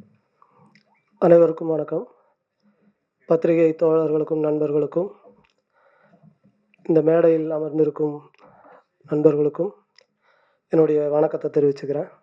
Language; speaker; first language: Tamil; native; Tamil